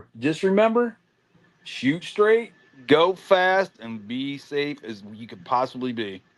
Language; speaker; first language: English; native; English